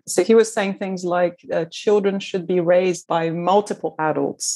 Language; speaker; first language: English; non-native, fluent; Portuguese